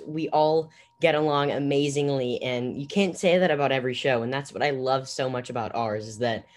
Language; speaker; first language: English; native; English